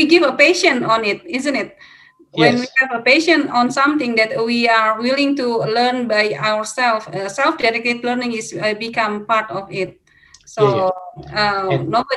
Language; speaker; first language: English; non-native, fluent; Indonesian